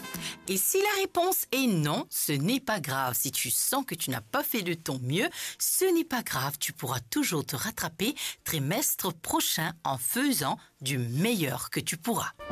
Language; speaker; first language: French; non-native, local second language; Morisyen